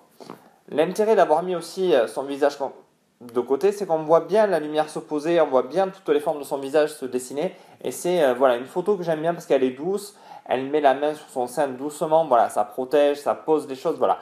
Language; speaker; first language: French; native; French